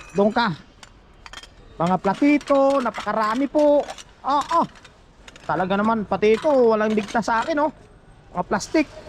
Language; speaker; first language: Filipino; native; Filipino